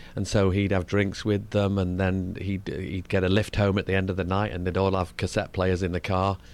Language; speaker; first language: English; native; English